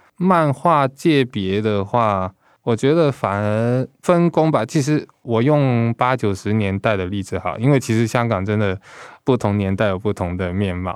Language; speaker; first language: Chinese; non-native, local second language; Cantonese